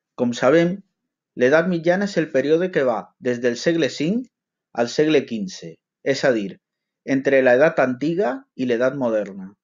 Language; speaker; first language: Catalan; non-native, local second language; Spanish